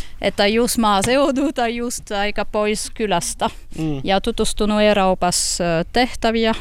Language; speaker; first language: Finnish; non-native, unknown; French